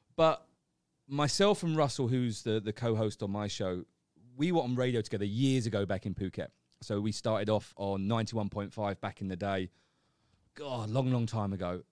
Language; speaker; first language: English; native; English